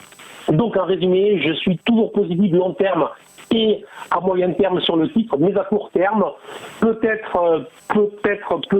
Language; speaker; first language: French; native; French